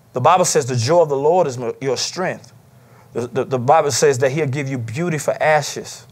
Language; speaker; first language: English; native; English